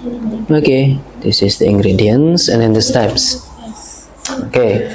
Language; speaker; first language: English; non-native, learner; Indonesian